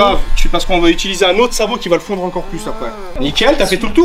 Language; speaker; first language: French; native; French